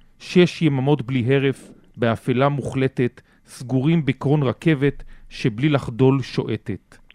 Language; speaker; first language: Hebrew; native; Hebrew